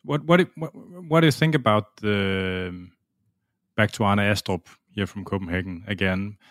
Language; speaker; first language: English; non-native, fluent; Danish